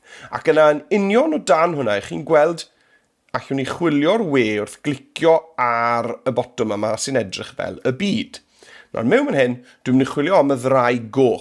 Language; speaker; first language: Welsh; native; Welsh